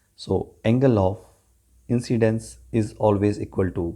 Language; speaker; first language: English; non-native, local second language; Punjabi